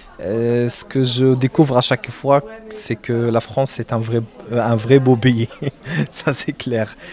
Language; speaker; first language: French; non-native, fluent; Arabic